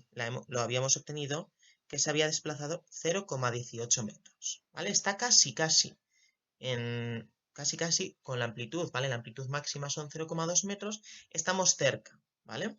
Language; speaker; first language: Spanish; native; Spanish